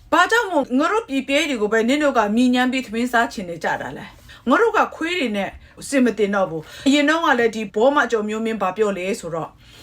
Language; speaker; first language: Burmese; non-native, local second language; Kachin